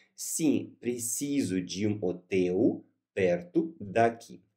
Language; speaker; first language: Portuguese; non-native, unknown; Russian